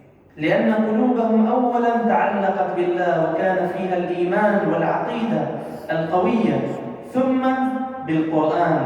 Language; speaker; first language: Arabic; native; Arabic